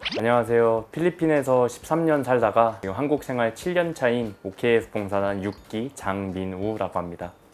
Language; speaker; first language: Korean; early bilingual, heritage; Korean